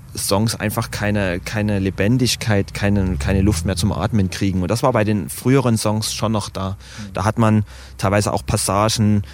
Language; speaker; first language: German; native; German